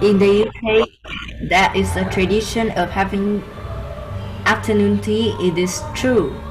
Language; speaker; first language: English; non-native, learner; Vietnamese